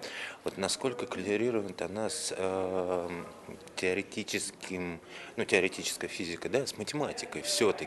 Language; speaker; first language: Russian; native; Russian